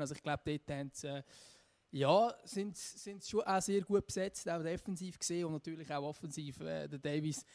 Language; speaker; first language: German; native; German